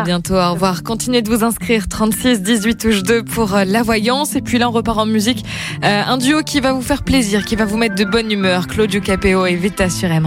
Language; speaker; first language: French; native; French